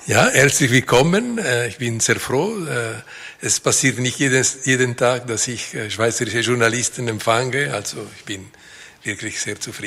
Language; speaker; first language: German; non-native, local second language; Italian